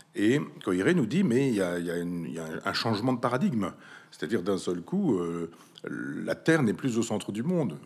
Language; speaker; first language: French; native; French